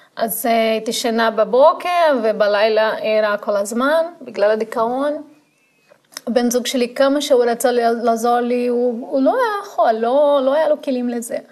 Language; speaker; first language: Hebrew; non-native, fluent; Portuguese